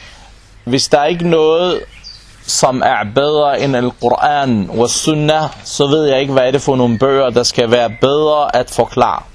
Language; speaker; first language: Danish; non-native, local second language; Arabic